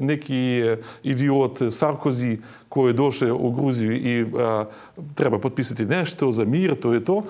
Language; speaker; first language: Croatian; non-native, learner; Ukrainian